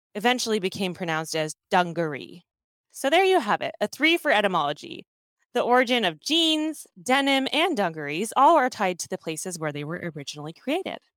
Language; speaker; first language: English; early bilingual, other home language; Hindi